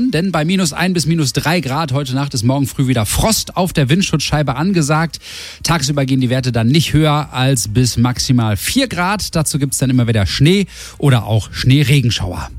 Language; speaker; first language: German; native; German